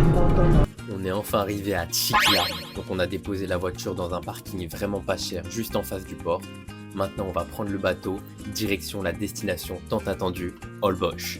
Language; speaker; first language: French; native; French